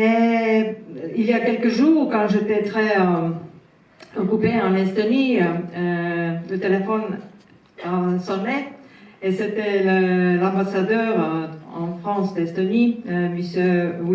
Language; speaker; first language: French; non-native, fluent; Estonian